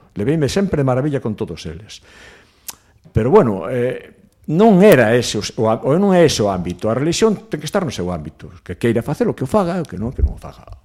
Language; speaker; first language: Galician; native; Galician